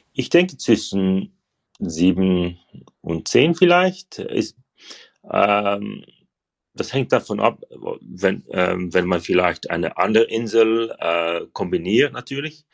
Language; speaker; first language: German; non-native, learner; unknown